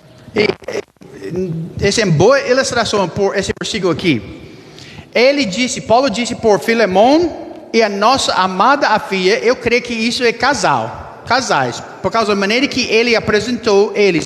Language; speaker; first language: Portuguese; non-native, learner; English